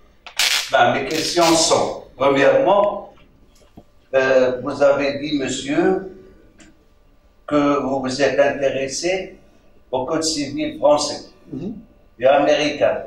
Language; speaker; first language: French; non-native, local second language; Arabic